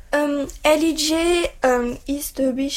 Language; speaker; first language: German; non-native, learner; French